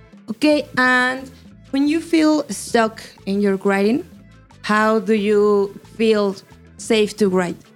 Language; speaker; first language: English; non-native, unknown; Spanish